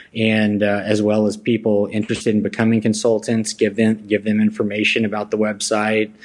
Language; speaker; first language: English; native; English